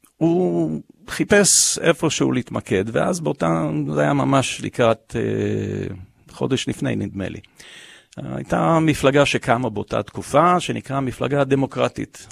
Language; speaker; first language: Hebrew; early bilingual, other home language; English